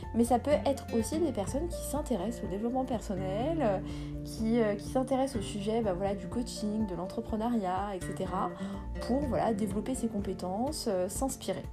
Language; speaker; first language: French; non-native, local second language; Kabyle